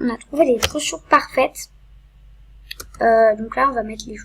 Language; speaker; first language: French; native; French